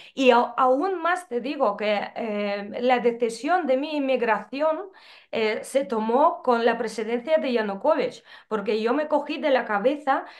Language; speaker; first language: Spanish; non-native, fluent; Ukrainian